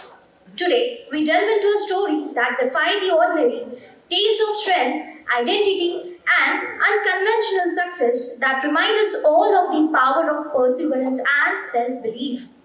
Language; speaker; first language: English; non-native, local second language; Hindi